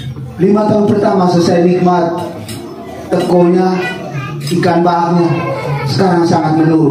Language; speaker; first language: Indonesian; non-native, local second language; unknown